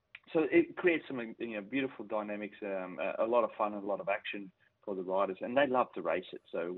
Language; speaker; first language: English; native; English